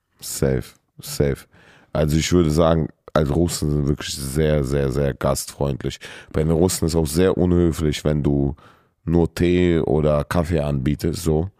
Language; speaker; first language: German; early bilingual, other home language; Russian